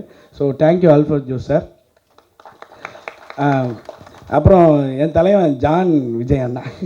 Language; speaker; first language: Tamil; native; Tamil